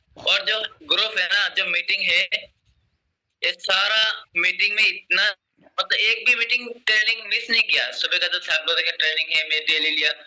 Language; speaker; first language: Hindi; non-native, local second language; Assamese